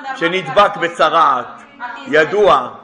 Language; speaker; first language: Hebrew; non-native, fluent; Romanian